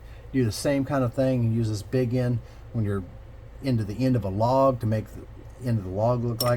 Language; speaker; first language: English; native; English